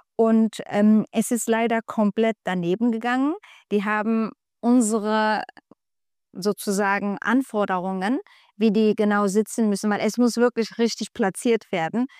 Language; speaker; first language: German; non-native, fluent; Turkish